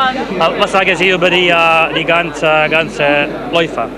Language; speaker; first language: German; non-native, learner; Finnish